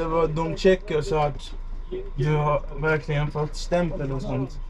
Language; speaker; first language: Swedish; early bilingual, other home language; Arabic